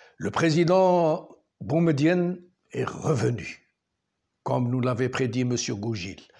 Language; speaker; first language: French; non-native, local second language; Arabic